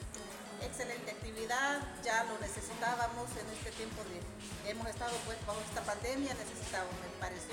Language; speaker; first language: Spanish; native; Spanish